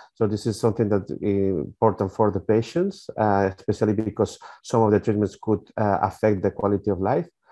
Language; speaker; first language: English; non-native, fluent; Spanish